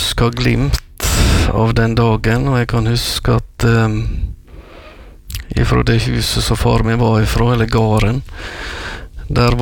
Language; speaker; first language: Norwegian; native; Norwegian